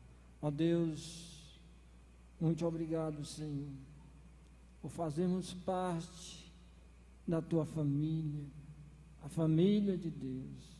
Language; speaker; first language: Portuguese; native; Portuguese